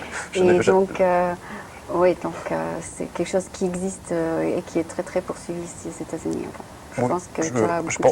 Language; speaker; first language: French; native; French